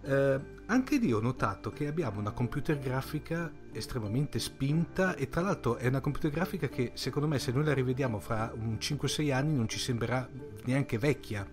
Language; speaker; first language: Italian; native; Italian